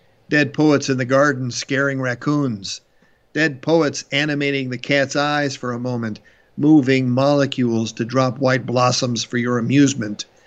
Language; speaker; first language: English; native; English